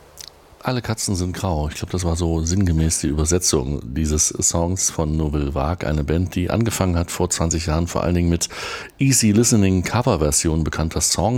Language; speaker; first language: German; native; German